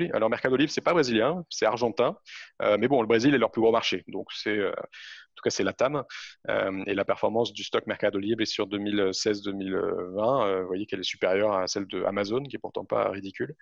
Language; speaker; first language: French; native; French